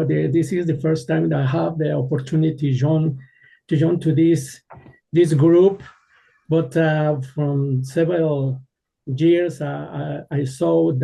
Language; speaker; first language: English; non-native, learner; Spanish